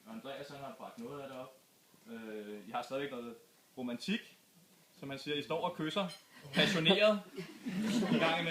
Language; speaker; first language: Danish; native; Danish